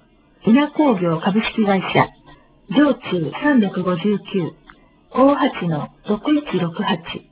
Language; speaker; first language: Japanese; native; Japanese